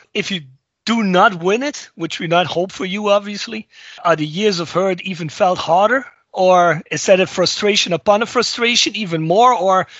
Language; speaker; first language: English; non-native, fluent; Dutch